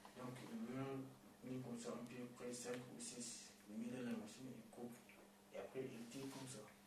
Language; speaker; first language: French; non-native, learner; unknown